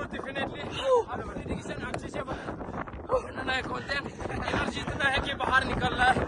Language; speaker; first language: Hindi; native; Hindi